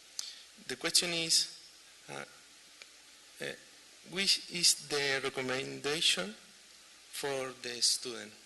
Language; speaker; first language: English; non-native, learner; Spanish